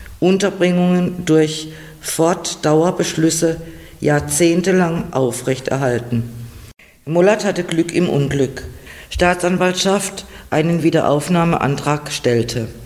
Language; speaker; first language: German; native; German